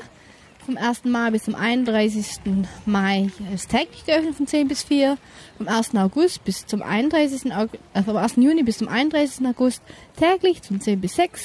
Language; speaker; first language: German; native; German